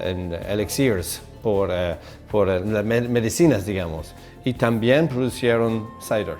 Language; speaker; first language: Spanish; non-native, fluent; English